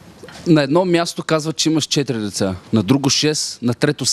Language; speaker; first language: Bulgarian; native; Bulgarian